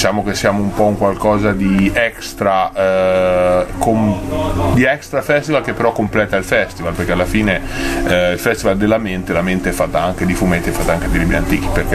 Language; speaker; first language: Italian; native; Italian